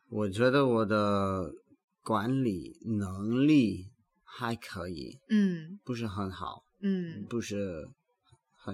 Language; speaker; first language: Chinese; non-native, learner; English